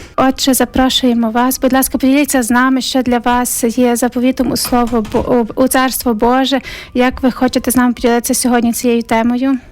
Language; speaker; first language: Ukrainian; native; Ukrainian